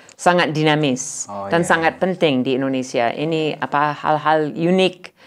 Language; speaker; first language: Indonesian; non-native, fluent; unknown